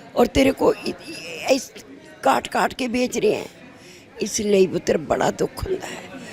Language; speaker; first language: Hindi; non-native, local second language; Punjabi